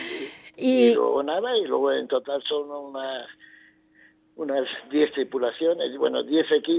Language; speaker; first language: Spanish; native; Spanish